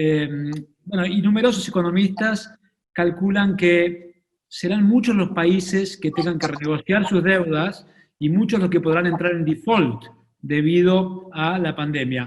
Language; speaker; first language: Spanish; native; Spanish